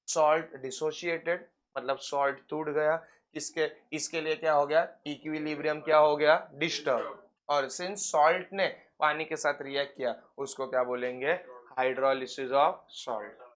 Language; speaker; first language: Hindi; non-native, local second language; Marathi